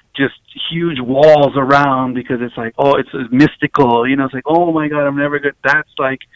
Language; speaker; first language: English; native; English